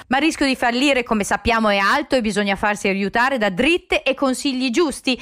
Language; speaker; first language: Italian; native; Italian